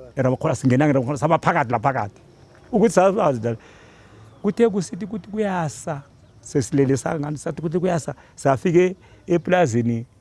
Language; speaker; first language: Zulu; native; Zulu